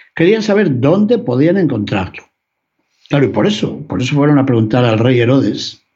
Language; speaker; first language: Spanish; native; Spanish